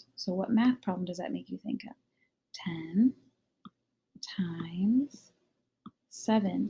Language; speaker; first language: English; native; English